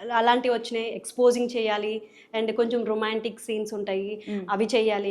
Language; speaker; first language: Telugu; native; Telugu